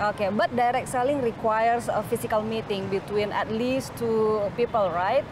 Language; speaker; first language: English; non-native, fluent; Indonesian